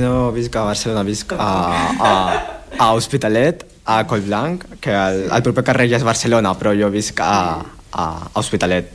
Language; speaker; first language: Catalan; non-native, fluent; Spanish